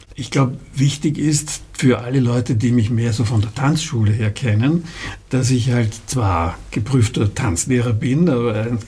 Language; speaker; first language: German; native; German